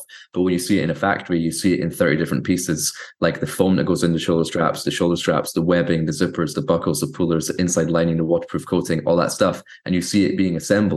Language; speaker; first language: English; native; English